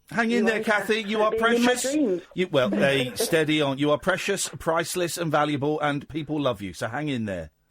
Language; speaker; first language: English; native; English